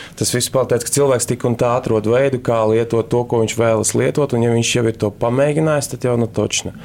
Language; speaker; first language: Latvian; non-native, local second language; Russian